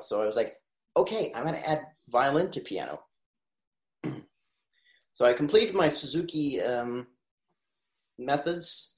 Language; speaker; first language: English; early bilingual, other home language; Russian